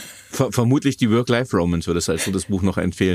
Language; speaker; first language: German; native; German